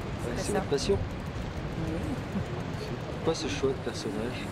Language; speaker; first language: French; native; French